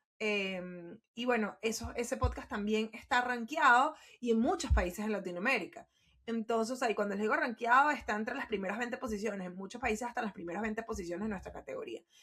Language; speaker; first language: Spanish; native; Spanish